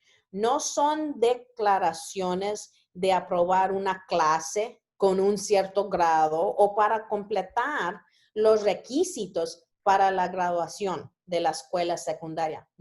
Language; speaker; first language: Spanish; early bilingual, heritage; Spanish